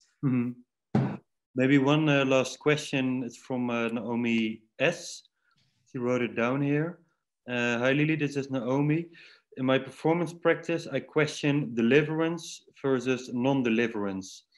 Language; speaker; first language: English; non-native, fluent; Dutch